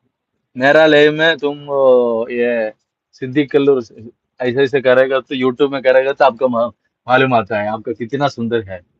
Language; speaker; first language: Hindi; non-native, local second language; Malayalam